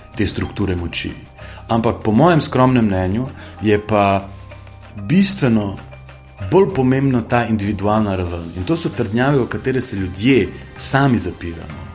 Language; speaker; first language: Slovenian; non-native, local second language; Bosnian